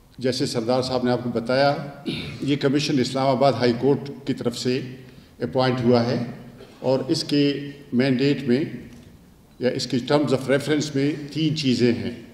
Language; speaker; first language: Urdu; non-native, local second language; Pashto